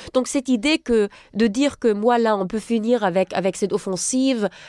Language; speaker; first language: French; non-native, fluent; German